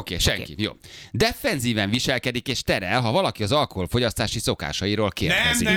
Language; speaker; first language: Hungarian; native; Hungarian